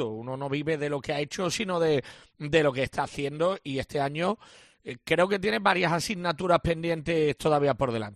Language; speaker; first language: Spanish; native; Spanish